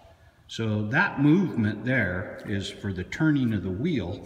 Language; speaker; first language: English; native; English